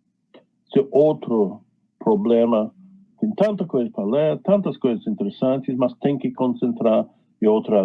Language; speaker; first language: Portuguese; non-native, fluent; English